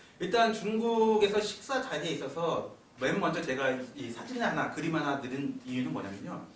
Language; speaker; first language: Korean; native; Korean